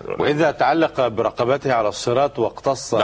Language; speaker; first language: Arabic; native; Arabic